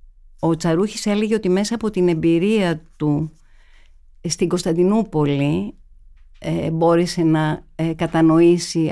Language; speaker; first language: Greek; native; Greek